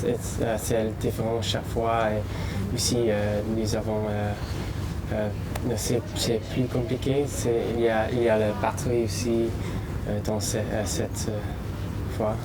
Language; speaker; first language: French; non-native, learner; English